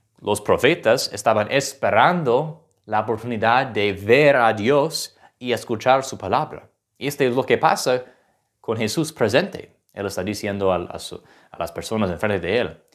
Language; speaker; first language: Spanish; non-native, learner; English